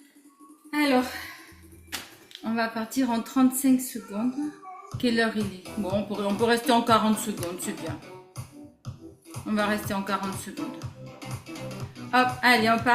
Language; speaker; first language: French; native; French